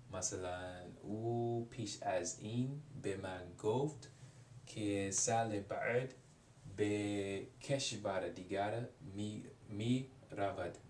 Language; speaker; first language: Persian; non-native, learner; English